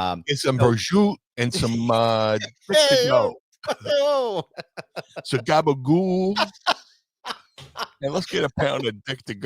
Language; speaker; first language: English; native; English